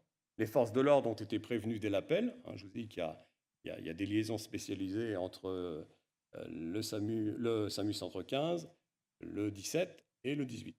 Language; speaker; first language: French; native; French